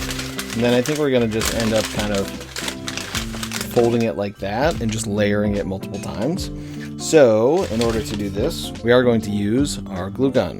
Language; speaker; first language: English; native; English